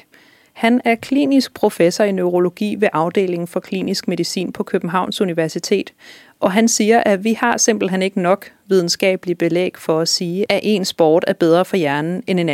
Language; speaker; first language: Danish; native; Danish